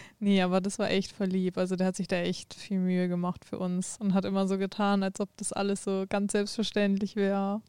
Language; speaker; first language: German; native; German